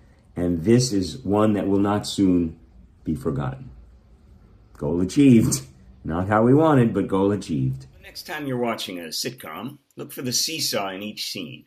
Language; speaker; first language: English; native; English